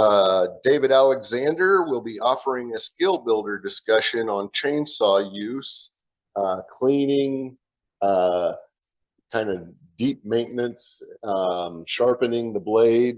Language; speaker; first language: English; native; English